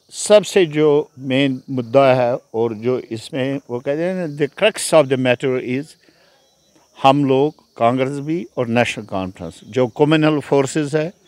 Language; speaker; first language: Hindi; non-native, local second language; Kashmiri